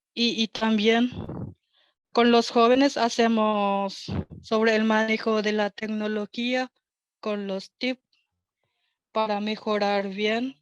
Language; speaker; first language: Spanish; non-native, local second language; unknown